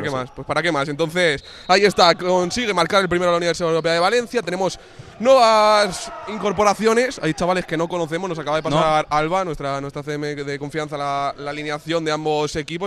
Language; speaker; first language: Spanish; native; Spanish